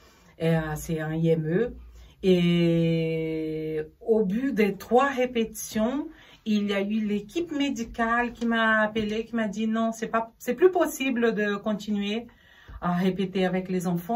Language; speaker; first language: French; non-native, fluent; Portuguese